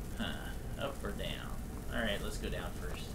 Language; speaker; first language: English; native; English